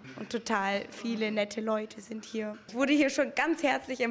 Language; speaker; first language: German; native; German